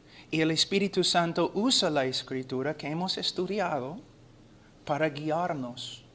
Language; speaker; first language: Spanish; non-native, fluent; English